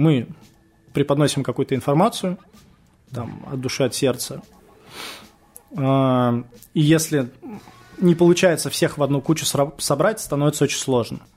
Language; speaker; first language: Russian; native; Russian